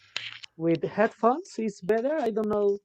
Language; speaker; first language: English; non-native, local second language; Spanish